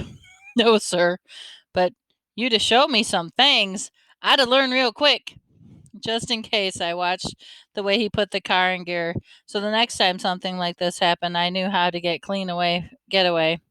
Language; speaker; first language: English; native; English